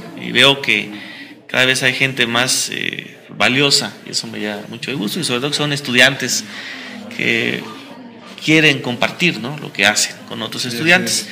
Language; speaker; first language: Spanish; native; Spanish